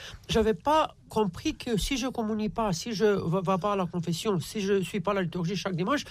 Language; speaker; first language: French; non-native, fluent; Romanian